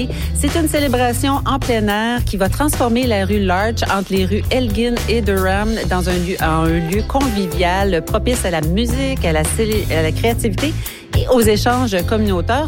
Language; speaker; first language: French; native; French